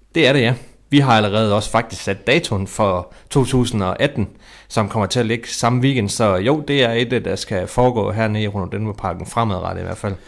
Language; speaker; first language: Danish; native; Danish